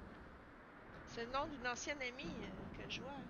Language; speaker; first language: French; native; French